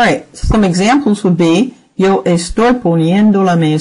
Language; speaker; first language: Spanish; non-native, fluent; English